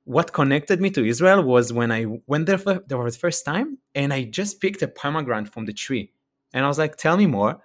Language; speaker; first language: English; non-native, fluent; Hebrew